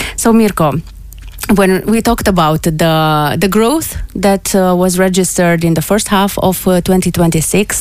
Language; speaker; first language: English; non-native, fluent; Romanian